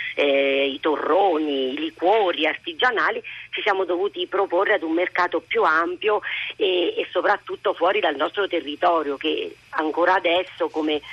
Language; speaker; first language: Italian; native; Italian